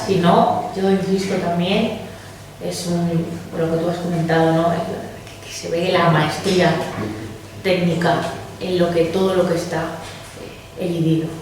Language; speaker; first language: Spanish; native; Spanish